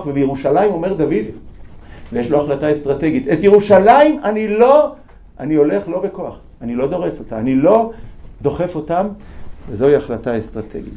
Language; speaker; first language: Hebrew; native; Hebrew